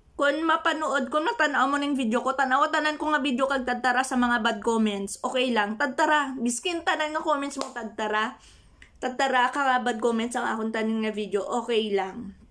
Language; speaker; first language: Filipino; non-native, local second language; Hiligaynon